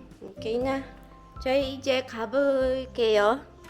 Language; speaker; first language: Korean; non-native, fluent; Filipino